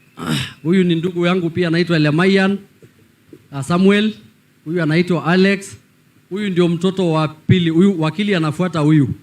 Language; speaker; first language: Swahili; non-native, local second language; Masai